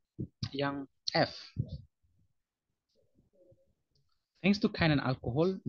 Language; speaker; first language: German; non-native, fluent; Indonesian